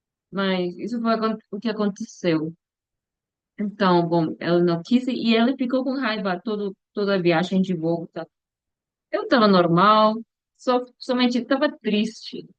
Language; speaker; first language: Portuguese; non-native, learner; Spanish